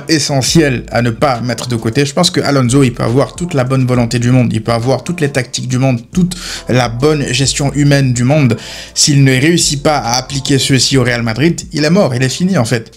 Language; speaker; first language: French; native; French